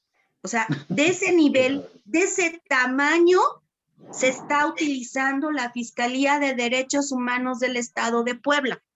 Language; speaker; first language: Spanish; native; Spanish